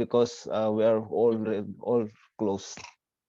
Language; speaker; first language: English; non-native, learner; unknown